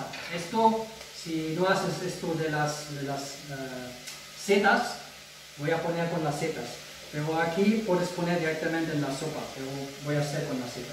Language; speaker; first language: Spanish; non-native, fluent; German